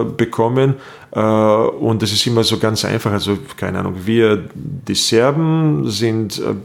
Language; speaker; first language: German; non-native, fluent; Bosnian